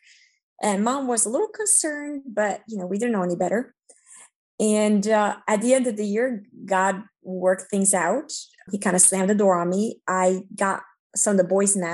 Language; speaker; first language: English; early bilingual, other home language; Romanian